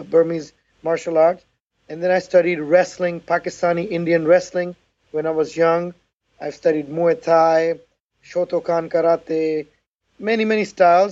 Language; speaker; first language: English; non-native, local second language; Urdu